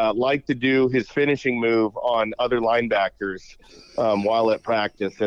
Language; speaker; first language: English; native; English